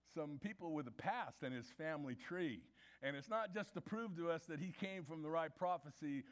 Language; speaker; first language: English; native; English